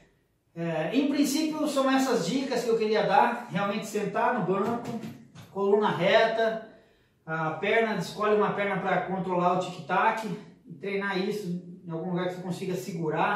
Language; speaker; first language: Portuguese; native; Portuguese